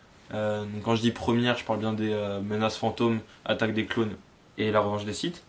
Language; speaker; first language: French; native; French